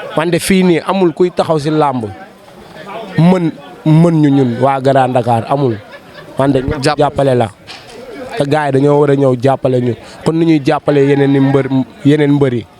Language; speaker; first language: Wolof; native; Wolof